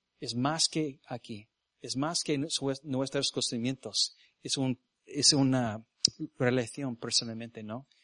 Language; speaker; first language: Spanish; early bilingual, heritage; Spanish